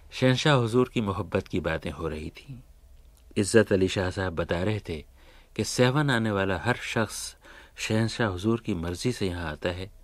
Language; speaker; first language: Urdu; native; Urdu